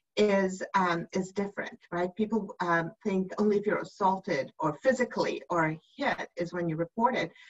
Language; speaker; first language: English; native; English